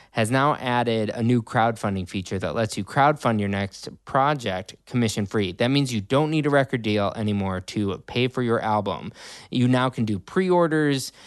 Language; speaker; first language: English; native; English